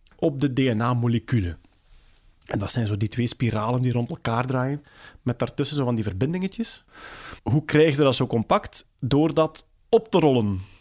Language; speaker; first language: Dutch; native; Dutch